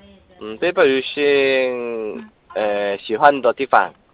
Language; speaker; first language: Chinese; non-native, learner; Korean